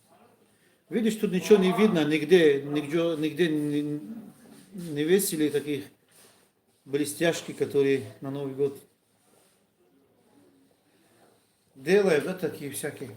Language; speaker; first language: Russian; non-native, learner; Tajik